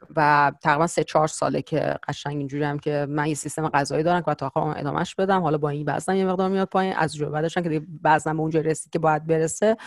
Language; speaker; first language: Persian; native; Persian